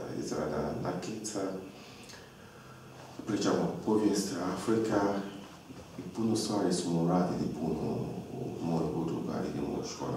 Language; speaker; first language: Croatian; non-native, learner; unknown